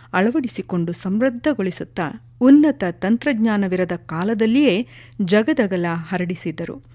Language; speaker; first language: Kannada; non-native, local second language; Kodava